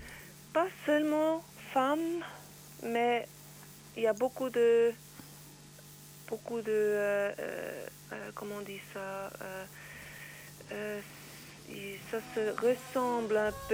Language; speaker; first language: French; non-native, learner; Swiss German